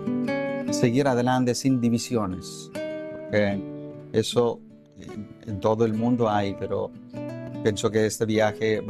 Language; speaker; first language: Spanish; non-native, fluent; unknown